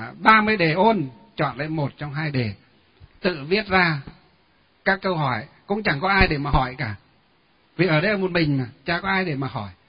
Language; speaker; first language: Vietnamese; non-native, local second language; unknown